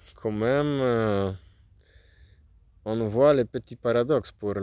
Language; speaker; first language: French; non-native, learner; Polish